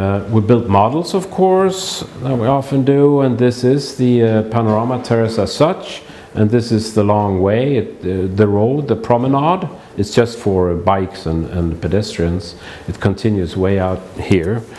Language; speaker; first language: English; non-native, fluent; Swedish